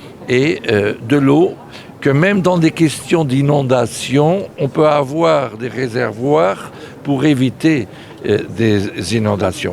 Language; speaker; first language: French; non-native, fluent; Portuguese